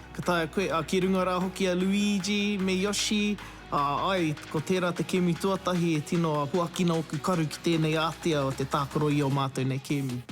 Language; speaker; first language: Māori; native; Māori